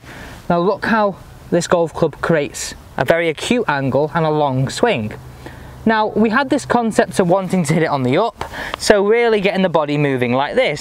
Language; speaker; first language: English; native; English